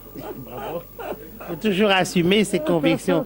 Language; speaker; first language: French; native; French